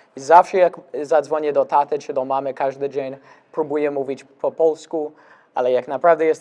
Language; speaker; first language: Polish; early bilingual, heritage; Polish